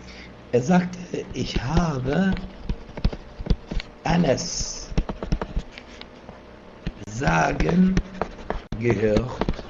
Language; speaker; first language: German; non-native, fluent; Arabic